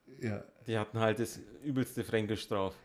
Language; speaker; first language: German; native; German